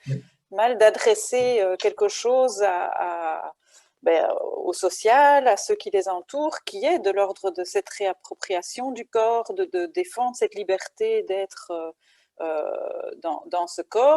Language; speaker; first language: French; native; French